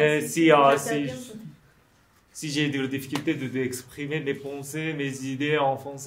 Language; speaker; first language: French; non-native, learner; Japanese